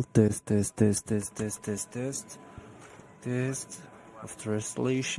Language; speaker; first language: English; non-native, learner; French